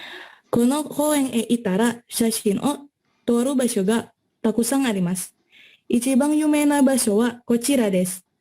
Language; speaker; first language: Japanese; non-native, learner; Indonesian